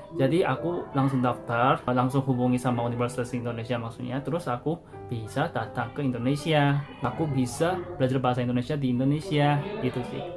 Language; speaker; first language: Indonesian; non-native, fluent; Korean